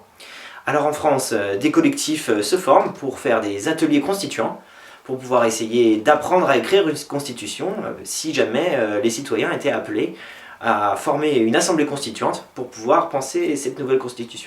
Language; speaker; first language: French; native; French